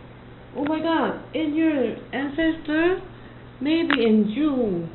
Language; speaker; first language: English; non-native, learner; Korean